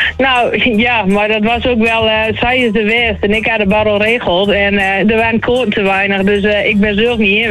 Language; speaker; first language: Dutch; native; Dutch